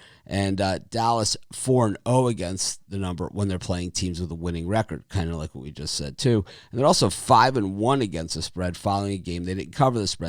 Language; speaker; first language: English; native; English